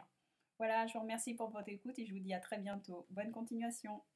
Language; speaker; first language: French; native; French